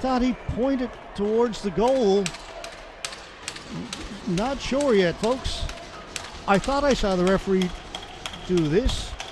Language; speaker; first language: English; native; English